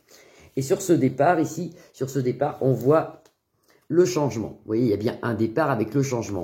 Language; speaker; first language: French; native; French